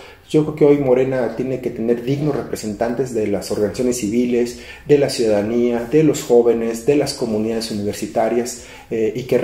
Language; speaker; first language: Spanish; native; Spanish